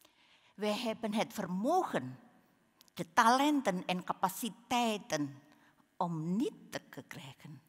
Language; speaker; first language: Dutch; non-native, learner; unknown